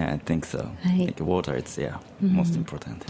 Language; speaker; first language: English; non-native, learner; Japanese